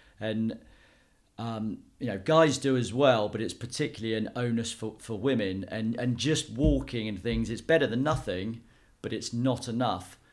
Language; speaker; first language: English; native; English